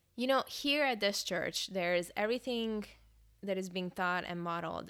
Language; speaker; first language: English; early bilingual, other home language; Hungarian